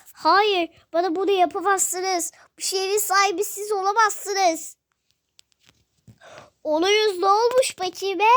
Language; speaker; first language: Turkish; native; Turkish